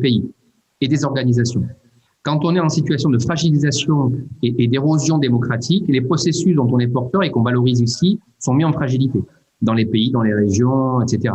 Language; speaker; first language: French; native; French